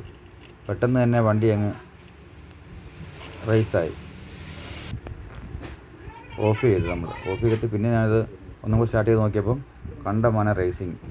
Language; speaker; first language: Malayalam; native; Malayalam